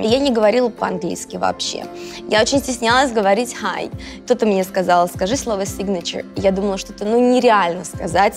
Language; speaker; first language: Russian; native; Russian